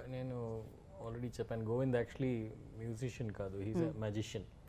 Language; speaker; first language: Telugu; non-native, learner; Tamil